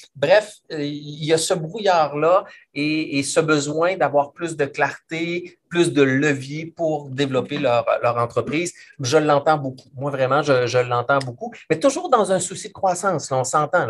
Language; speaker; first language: French; native; French